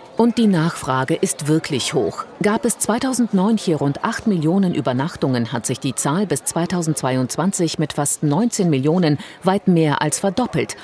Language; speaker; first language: German; native; German